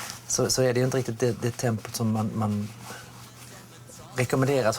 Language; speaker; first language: Swedish; native; Swedish